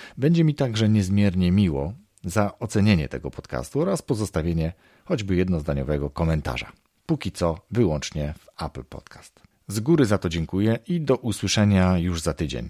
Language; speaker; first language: Polish; native; Polish